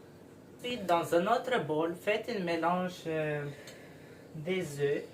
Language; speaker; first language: French; non-native, learner; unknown